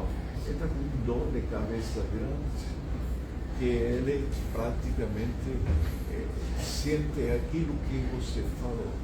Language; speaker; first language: Portuguese; non-native, fluent; Spanish